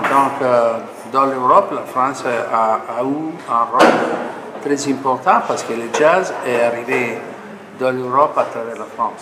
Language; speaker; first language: French; non-native, fluent; Italian